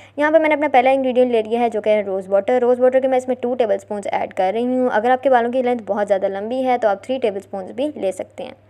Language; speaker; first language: Urdu; native; Urdu